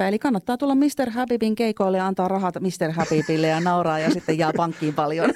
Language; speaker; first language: Finnish; native; Finnish